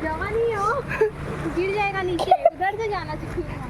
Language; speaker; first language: Hindi; non-native, local second language; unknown